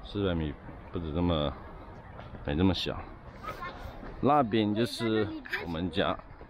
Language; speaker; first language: Chinese; native; Chinese